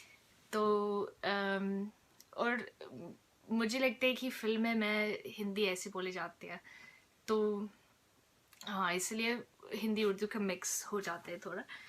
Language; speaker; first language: Hindi; non-native, fluent; English